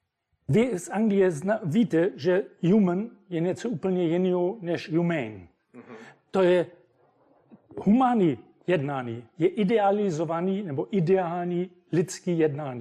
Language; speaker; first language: Czech; non-native, fluent; German